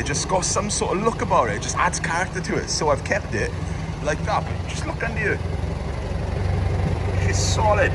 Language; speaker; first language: English; native; English